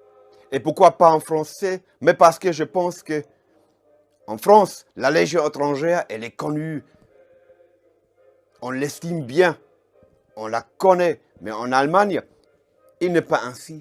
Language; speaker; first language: French; non-native, fluent; German